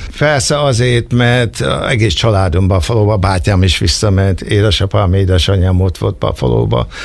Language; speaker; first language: Hungarian; early bilingual, heritage; Hungarian